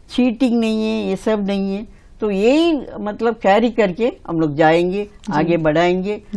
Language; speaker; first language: Hindi; non-native, local second language; Tamil